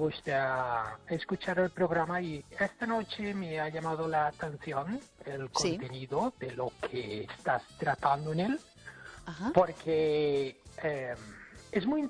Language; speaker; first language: Spanish; non-native, fluent; English